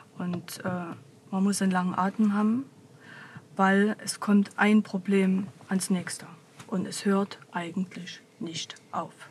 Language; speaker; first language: German; native; German